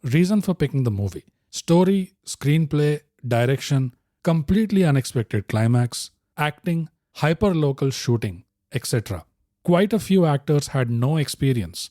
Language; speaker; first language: English; non-native, local second language; Telugu